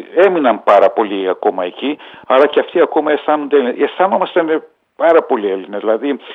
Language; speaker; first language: Greek; early bilingual, heritage; Hungarian